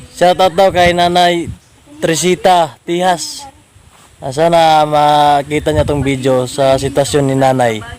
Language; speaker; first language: Filipino; non-native, local second language; Cebuano